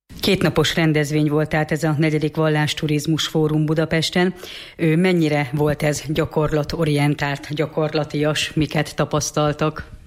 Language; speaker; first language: Hungarian; native; Hungarian